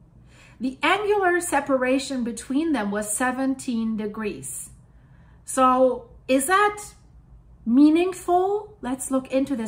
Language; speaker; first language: English; non-native, fluent; German